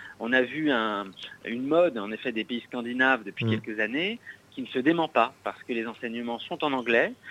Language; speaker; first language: French; native; French